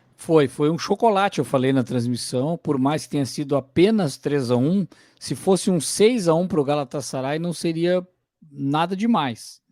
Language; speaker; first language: Portuguese; native; Portuguese